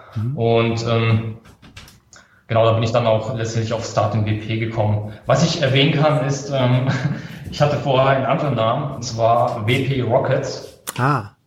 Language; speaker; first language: German; native; German